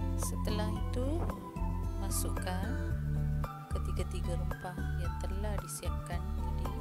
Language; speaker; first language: Malay; non-native, local second language; Tamil